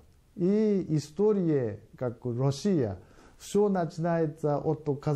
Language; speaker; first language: Russian; non-native, learner; Japanese